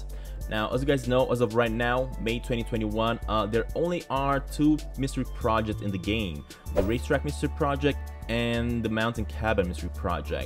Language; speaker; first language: English; non-native, fluent; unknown